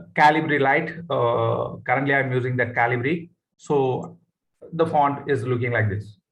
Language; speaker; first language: English; non-native, local second language; Tamil